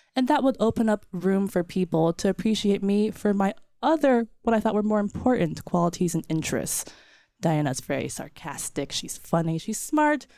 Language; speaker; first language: English; native; English